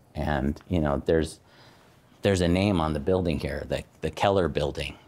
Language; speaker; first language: English; native; English